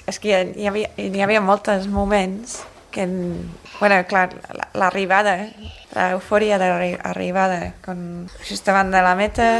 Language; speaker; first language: Catalan; non-native, learner; English